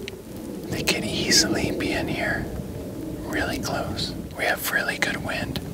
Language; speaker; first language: English; native; English